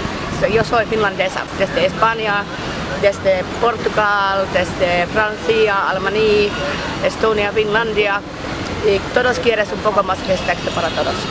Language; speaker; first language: Spanish; non-native, learner; Finnish